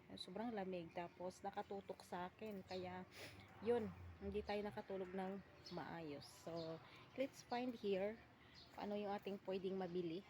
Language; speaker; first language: Filipino; non-native, local second language; Cebuano